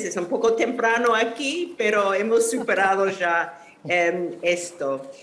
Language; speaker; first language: Spanish; non-native, fluent; English